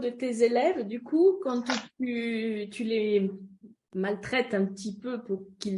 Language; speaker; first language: French; native; French